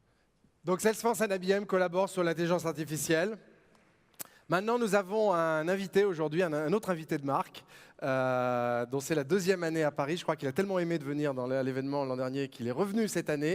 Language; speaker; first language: French; native; French